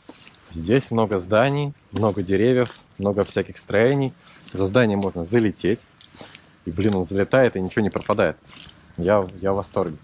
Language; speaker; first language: Russian; native; Russian